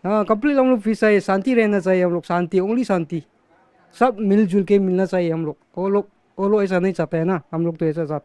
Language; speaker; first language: Hindi; non-native, local second language; Manipuri